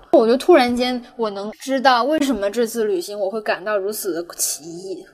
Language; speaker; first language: Chinese; non-native, local second language; Cantonese